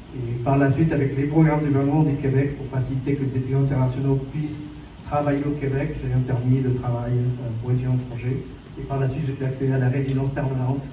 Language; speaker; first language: French; non-native, fluent; Spanish